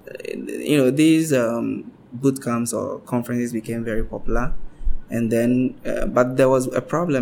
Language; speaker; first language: English; non-native, local second language; Ga